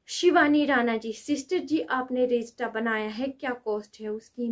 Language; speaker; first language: Hindi; native; Hindi